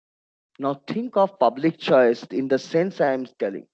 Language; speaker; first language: English; non-native, local second language; Bangla